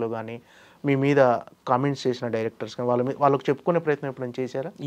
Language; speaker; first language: Telugu; native; Telugu